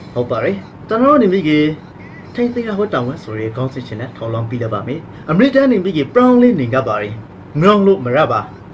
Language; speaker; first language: Burmese; native; Burmese